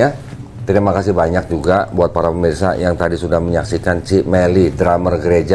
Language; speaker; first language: Indonesian; native; Indonesian